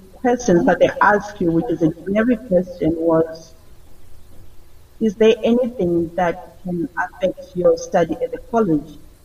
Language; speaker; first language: English; non-native, local second language; Shona